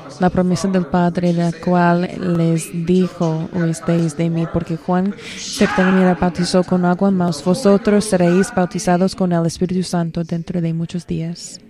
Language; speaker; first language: Spanish; non-native, learner; English